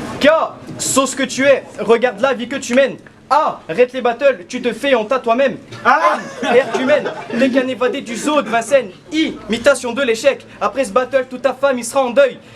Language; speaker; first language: French; native; French